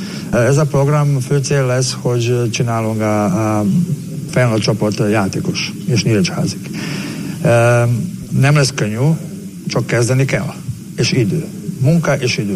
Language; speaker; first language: Hungarian; non-native, learner; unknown